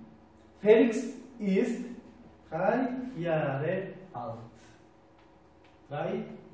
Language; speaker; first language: German; non-native, fluent; Turkish